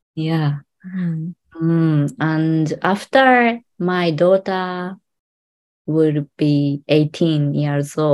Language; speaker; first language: English; non-native, learner; Japanese